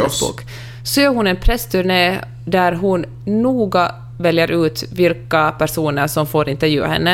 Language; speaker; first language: Swedish; native; Swedish